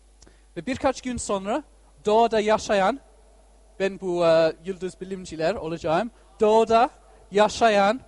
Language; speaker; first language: Turkish; non-native, fluent; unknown